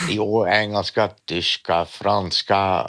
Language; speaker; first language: Swedish; non-native, learner; Dutch